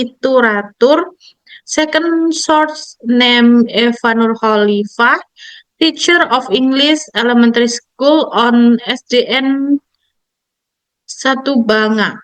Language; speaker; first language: English; non-native, learner; Indonesian